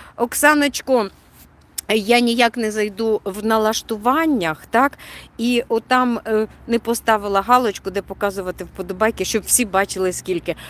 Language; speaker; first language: Ukrainian; native; Ukrainian